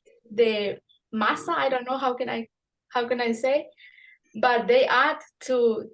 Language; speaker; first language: English; non-native, fluent; Spanish